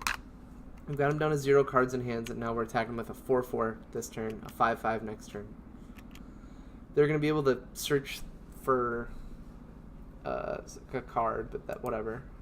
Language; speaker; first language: English; native; English